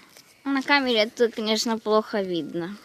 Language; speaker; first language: Russian; native; Russian